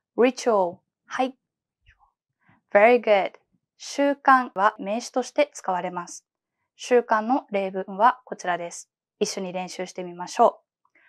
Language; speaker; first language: Japanese; native; Japanese